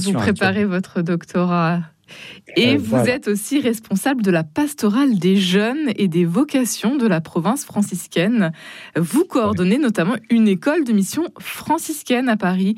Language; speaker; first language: French; native; French